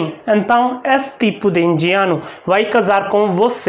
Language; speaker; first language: Portuguese; non-native, learner; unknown